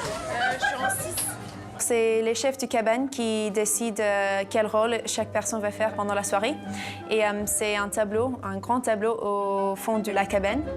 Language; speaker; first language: French; non-native, fluent; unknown